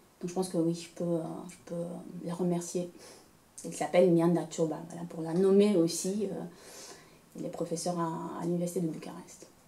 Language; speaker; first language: French; non-native, fluent; Romanian